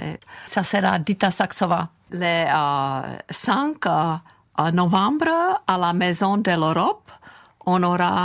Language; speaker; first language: French; non-native, fluent; Czech